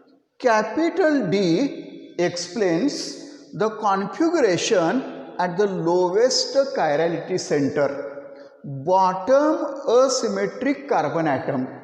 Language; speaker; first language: English; non-native, local second language; Marathi